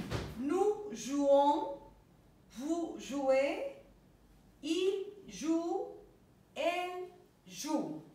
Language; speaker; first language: French; non-native, fluent; Spanish